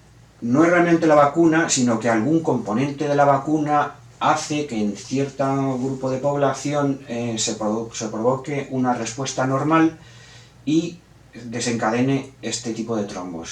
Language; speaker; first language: Spanish; native; Spanish